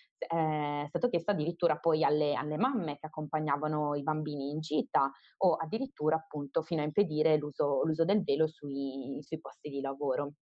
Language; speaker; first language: Italian; native; Italian